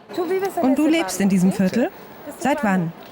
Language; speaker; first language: German; native; German